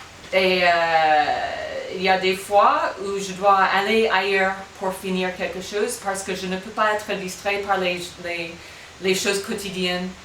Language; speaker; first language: French; non-native, fluent; English